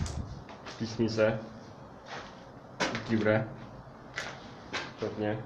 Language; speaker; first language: Polish; native; Polish